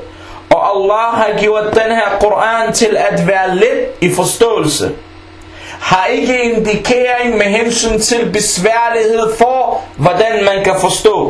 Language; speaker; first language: Danish; non-native, fluent; Arabic